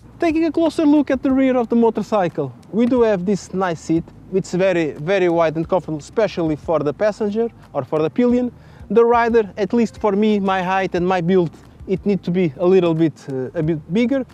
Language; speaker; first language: English; non-native, fluent; Portuguese